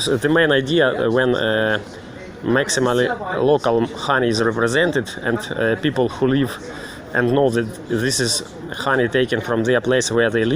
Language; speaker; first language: English; non-native, learner; Ukrainian